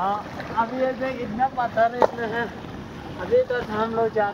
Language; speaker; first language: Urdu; non-native, local second language; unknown